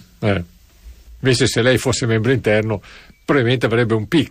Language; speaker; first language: Italian; native; Italian